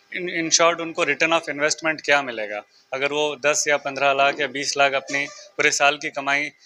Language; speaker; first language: Hindi; non-native, local second language; Marathi